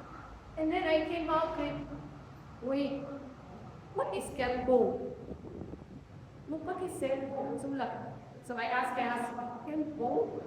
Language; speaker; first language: English; non-native, local second language; Filipino